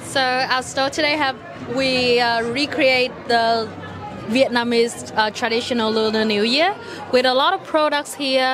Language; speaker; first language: English; non-native, fluent; Vietnamese